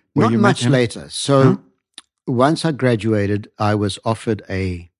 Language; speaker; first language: English; native; English